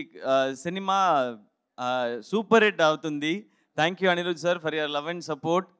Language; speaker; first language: Telugu; non-native, learner; Tamil